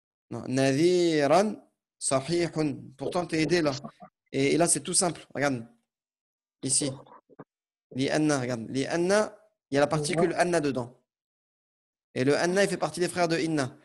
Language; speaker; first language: French; native; French